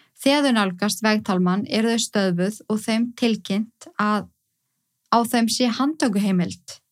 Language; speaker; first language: Icelandic; native; Icelandic